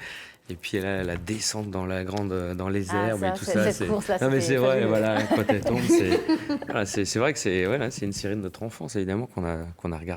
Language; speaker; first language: French; native; French